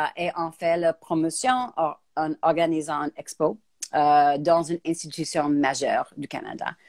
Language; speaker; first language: French; native; French